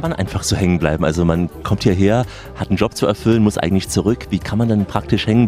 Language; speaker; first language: German; native; German